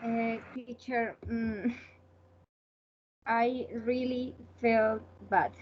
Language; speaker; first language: English; non-native, learner; Spanish